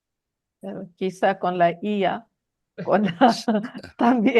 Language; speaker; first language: Spanish; non-native, learner; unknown